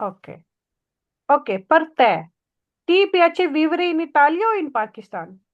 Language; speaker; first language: Italian; non-native, learner; Urdu